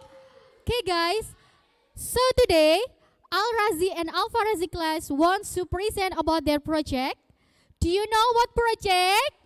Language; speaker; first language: English; non-native, fluent; Indonesian